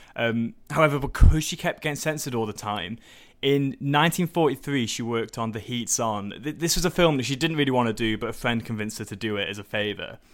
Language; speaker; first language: English; native; English